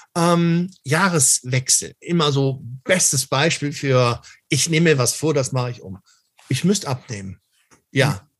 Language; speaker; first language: German; native; German